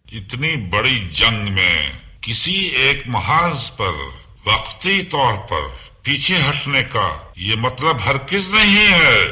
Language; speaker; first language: Urdu; non-native, local second language; Pashto